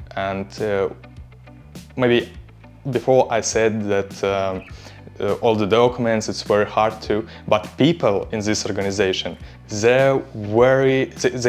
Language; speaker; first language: English; non-native, learner; Russian